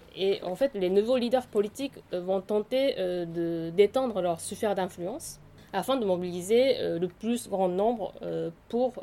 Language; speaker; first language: French; non-native, fluent; Japanese